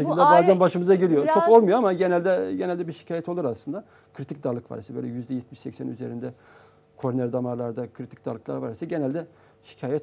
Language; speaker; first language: Turkish; native; Turkish